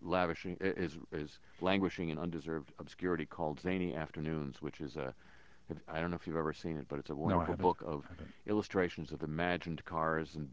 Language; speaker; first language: English; native; English